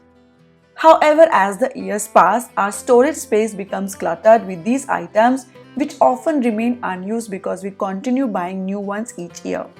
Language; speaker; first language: English; non-native, local second language; Hindi